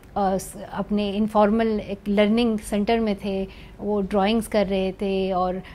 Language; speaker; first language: Urdu; non-native, local second language; Pashto